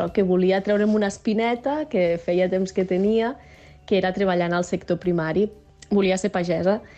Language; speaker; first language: Catalan; native; Catalan